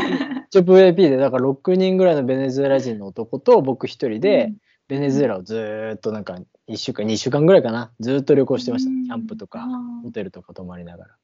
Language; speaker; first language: Japanese; native; Japanese